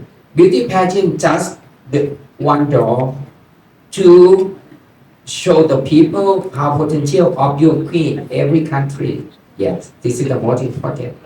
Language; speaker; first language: English; non-native, learner; Thai